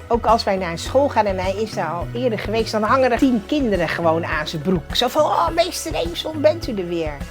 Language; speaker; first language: Dutch; early bilingual, other home language; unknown